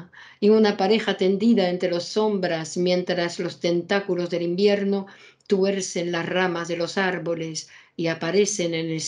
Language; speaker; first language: Spanish; native; Spanish